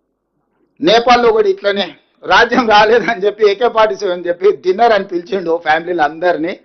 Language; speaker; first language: Telugu; native; Telugu